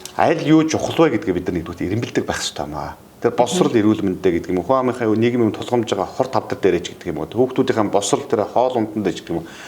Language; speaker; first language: Mongolian; native; Mongolian